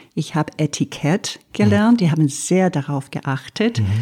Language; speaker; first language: German; non-native, fluent; English